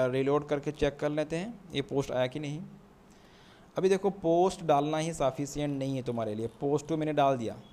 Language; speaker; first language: Hindi; non-native, local second language; Assamese